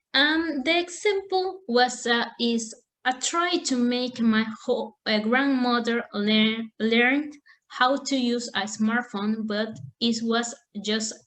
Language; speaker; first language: English; non-native, learner; Spanish